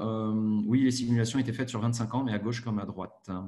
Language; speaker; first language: French; native; French